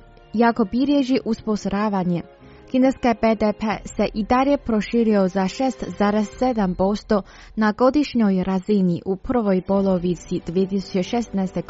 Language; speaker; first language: Croatian; non-native, fluent; Chinese